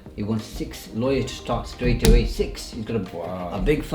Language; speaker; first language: English; native; English